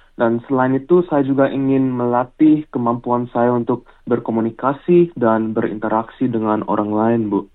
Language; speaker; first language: Indonesian; early bilingual, heritage; English